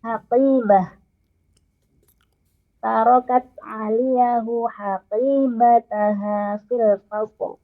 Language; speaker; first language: Arabic; non-native, learner; Indonesian